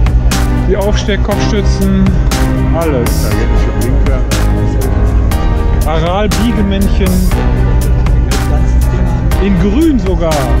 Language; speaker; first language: German; native; German